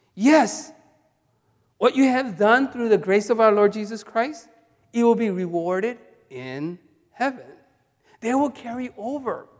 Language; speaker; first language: English; early bilingual, other home language; Korean